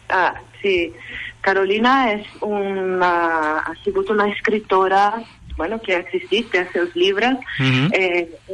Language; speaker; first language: Catalan; non-native, fluent; Portuguese